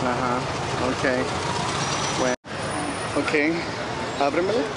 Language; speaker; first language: Spanish; early bilingual, heritage; Spanish